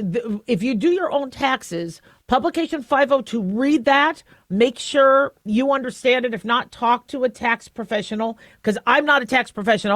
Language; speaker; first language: English; native; English